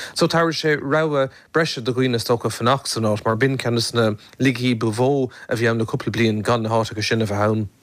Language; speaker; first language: Irish; native; Irish